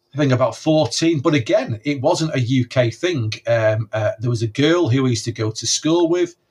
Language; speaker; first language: English; native; English